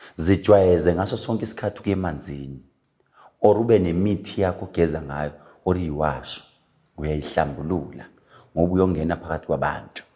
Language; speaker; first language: Zulu; native; Zulu